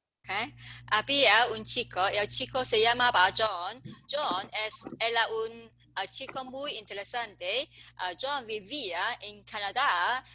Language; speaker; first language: Spanish; non-native, learner; English